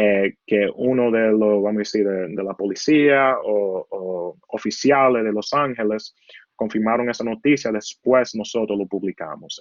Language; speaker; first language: Spanish; early bilingual, heritage; Spanish